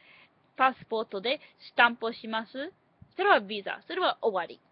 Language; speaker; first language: Japanese; non-native, learner; English